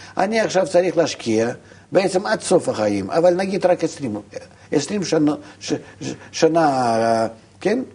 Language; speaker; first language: Hebrew; non-native, fluent; Russian